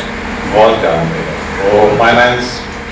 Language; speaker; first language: Hindi; early bilingual, heritage; Hindi